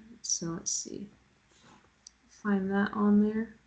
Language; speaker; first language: English; native; English